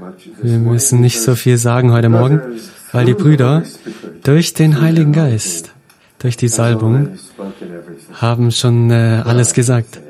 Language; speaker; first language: German; non-native, fluent; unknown